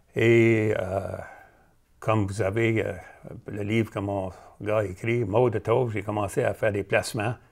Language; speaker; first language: French; native; French